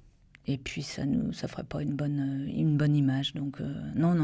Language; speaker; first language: French; native; French